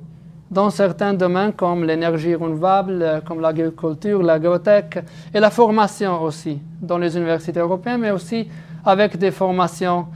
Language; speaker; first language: French; non-native, fluent; Arabic